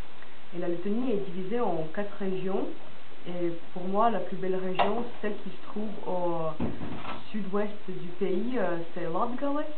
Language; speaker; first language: French; non-native, fluent; Latvian